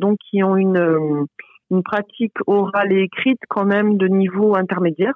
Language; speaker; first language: French; native; French